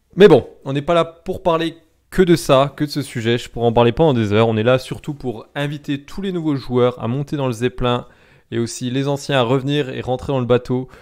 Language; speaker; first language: French; native; French